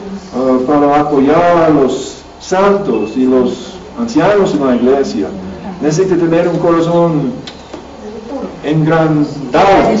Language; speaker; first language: Spanish; non-native, learner; English